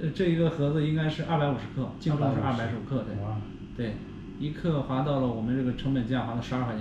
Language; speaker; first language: Chinese; native; Chinese